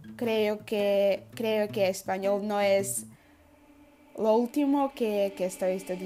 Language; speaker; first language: Spanish; non-native, learner; Udmurt